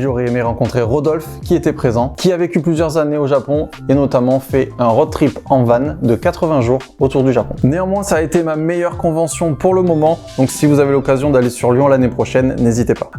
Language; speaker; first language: French; native; French